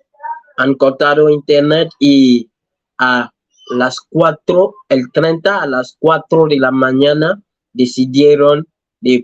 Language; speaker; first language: Spanish; non-native, learner; French